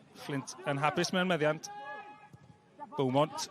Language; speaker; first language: Welsh; native; Welsh